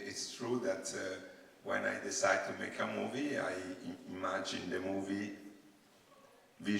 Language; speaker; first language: English; non-native, learner; Italian